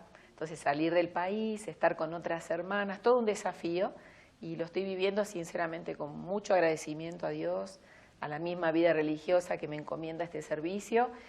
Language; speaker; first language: Spanish; native; Spanish